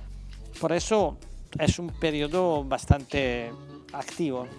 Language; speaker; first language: Spanish; non-native, fluent; Italian